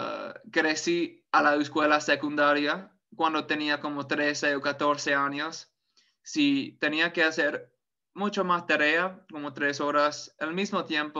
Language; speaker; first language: Spanish; non-native, fluent; English